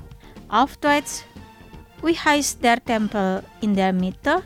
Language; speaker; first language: German; non-native, fluent; Indonesian